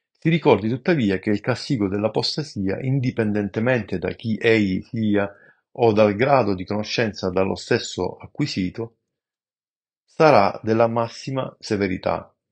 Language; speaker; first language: Italian; native; Italian